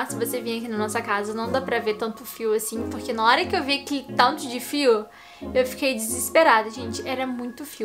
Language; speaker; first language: Portuguese; native; Portuguese